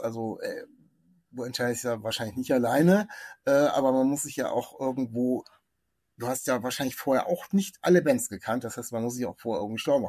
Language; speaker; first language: German; native; German